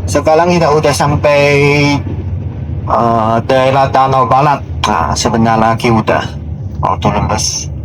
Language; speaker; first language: Indonesian; non-native, learner; Chinese